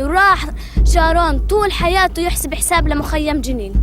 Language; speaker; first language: Arabic; native; Arabic